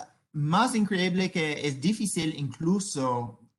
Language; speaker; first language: Spanish; non-native, learner; English